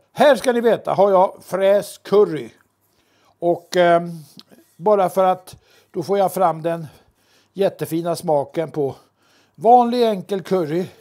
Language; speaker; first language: Swedish; native; Swedish